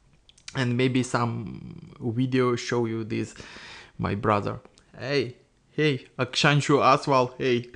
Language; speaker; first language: English; non-native, learner; Russian